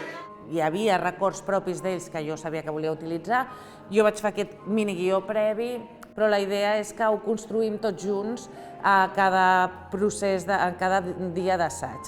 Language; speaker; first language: Catalan; native; Catalan